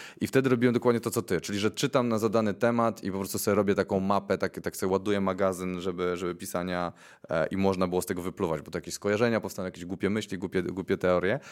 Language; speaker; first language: Polish; native; Polish